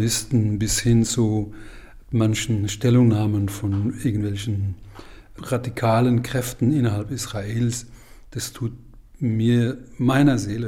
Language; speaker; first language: German; non-native, fluent; Persian